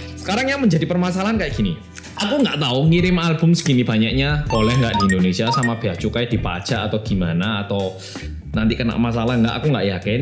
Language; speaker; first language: Indonesian; non-native, fluent; Korean